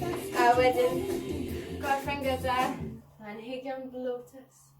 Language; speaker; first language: Welsh; non-native, local second language; English